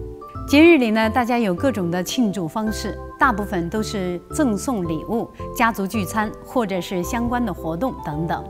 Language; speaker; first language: Chinese; native; Chinese